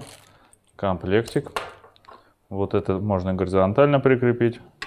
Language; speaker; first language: Russian; native; Russian